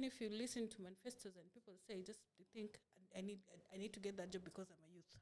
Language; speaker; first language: English; non-native, local second language; Swahili